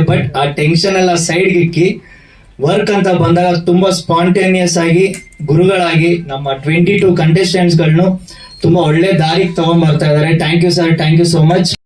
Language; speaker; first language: Kannada; native; Kannada